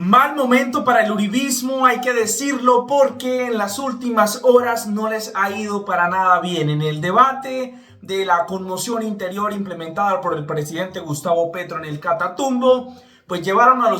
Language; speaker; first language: Spanish; native; Spanish